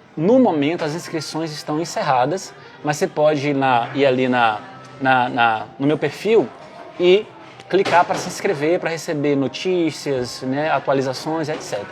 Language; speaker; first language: Portuguese; native; Portuguese